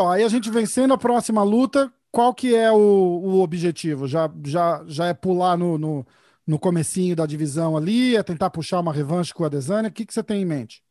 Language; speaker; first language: Portuguese; native; Portuguese